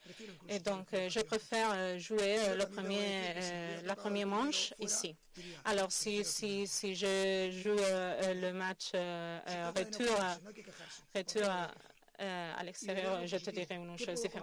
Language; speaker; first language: French; non-native, fluent; Spanish